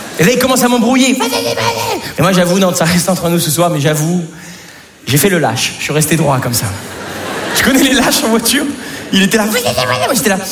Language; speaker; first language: French; native; French